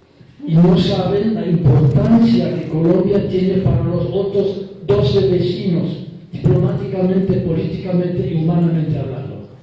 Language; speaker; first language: Spanish; non-native, fluent; German